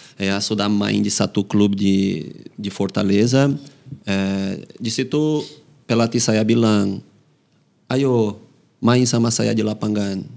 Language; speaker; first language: Indonesian; non-native, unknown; Portuguese